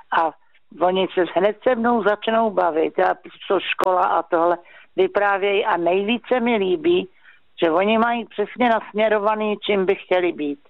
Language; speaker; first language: Czech; native; Czech